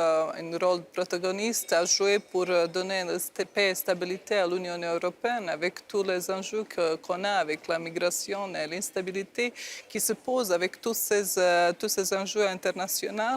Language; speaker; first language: French; non-native, fluent; Croatian